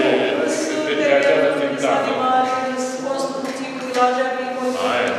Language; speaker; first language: Romanian; native; Romanian